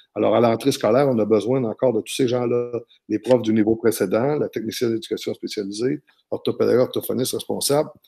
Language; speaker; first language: French; native; French